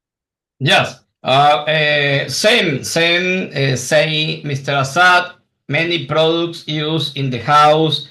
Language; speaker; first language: English; non-native, learner; Spanish